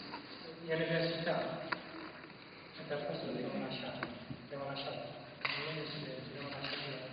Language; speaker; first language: Italian; non-native, learner; Kurdish